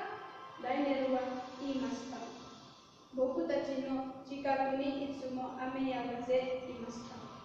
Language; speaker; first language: Japanese; non-native, learner; Indonesian